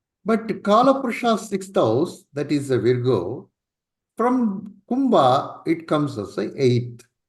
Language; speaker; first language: English; non-native, local second language; Tamil